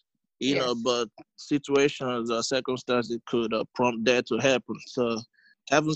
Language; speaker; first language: English; non-native, local second language; Igbo